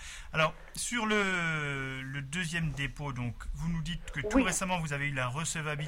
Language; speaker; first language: French; native; French